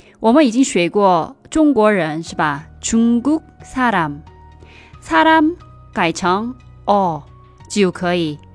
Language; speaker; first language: Chinese; non-native, fluent; Korean